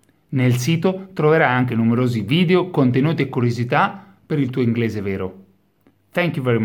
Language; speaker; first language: Italian; native; Italian